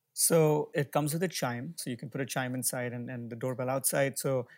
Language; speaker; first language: English; non-native, local second language; Hindi